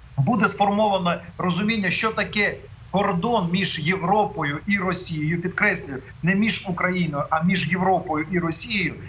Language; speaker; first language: Ukrainian; native; Ukrainian